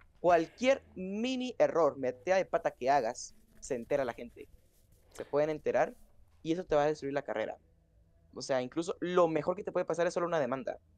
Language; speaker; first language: Spanish; native; Spanish